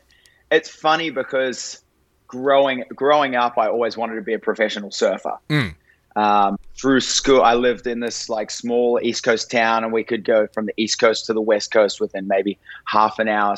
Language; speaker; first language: English; native; English